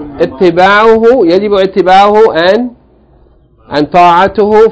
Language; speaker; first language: Arabic; non-native, learner; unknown